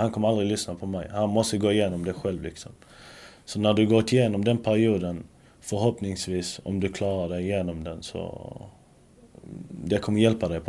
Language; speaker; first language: Swedish; early bilingual, other home language; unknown